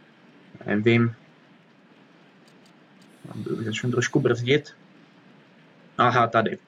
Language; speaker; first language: Czech; native; Czech